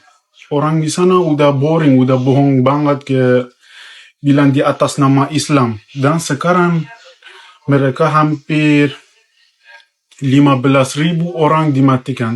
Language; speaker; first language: Indonesian; non-native, fluent; Persian